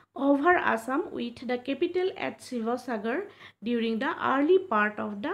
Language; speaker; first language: English; non-native, local second language; Assamese